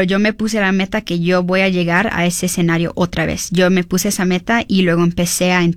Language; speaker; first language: Spanish; early bilingual, heritage; Spanish